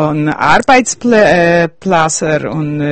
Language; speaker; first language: German; early bilingual, heritage; Yiddish